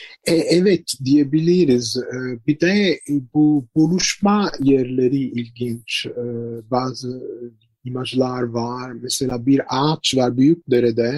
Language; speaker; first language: Turkish; non-native, fluent; Italian